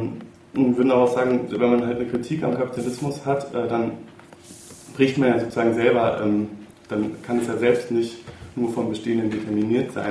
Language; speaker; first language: German; native; German